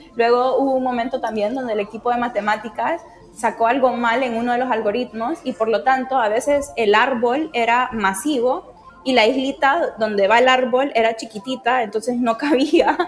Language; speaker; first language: Spanish; native; Spanish